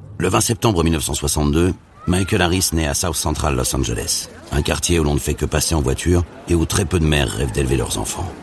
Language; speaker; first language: French; native; French